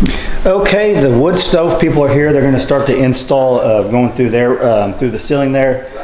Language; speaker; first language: English; native; English